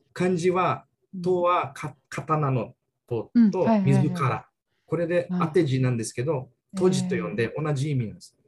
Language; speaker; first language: Japanese; early bilingual, heritage; Japanese